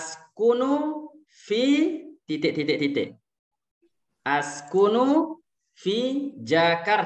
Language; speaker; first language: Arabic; non-native, fluent; Indonesian